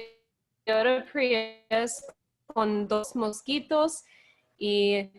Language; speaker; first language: Spanish; non-native, learner; English